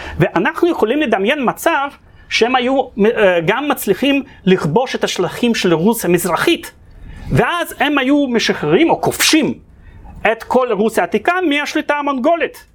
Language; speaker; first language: Hebrew; non-native, fluent; Russian